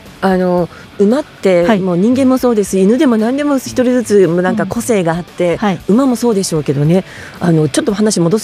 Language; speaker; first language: Japanese; native; Japanese